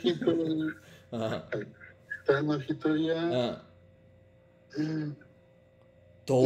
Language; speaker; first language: Japanese; non-native, learner; Spanish